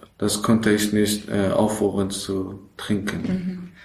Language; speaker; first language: German; non-native, learner; Persian